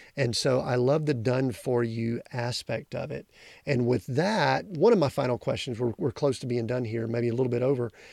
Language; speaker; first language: English; native; English